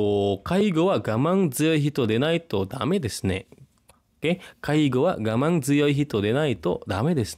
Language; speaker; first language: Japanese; non-native, fluent; Indonesian